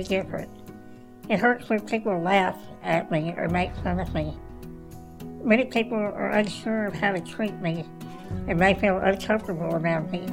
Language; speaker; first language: English; native; English